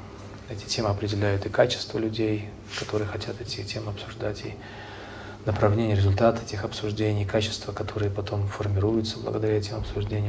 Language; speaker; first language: Russian; native; Russian